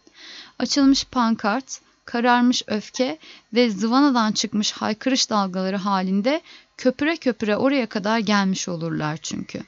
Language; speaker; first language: Turkish; native; Turkish